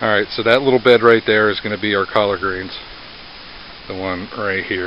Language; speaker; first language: English; native; English